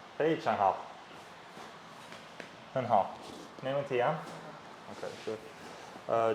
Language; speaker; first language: Chinese; non-native, learner; English